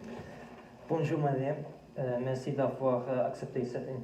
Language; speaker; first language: French; non-native, fluent; Dutch